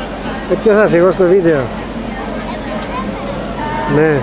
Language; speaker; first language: Italian; non-native, learner; Greek